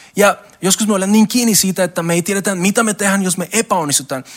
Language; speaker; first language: Finnish; non-native, learner; Spanish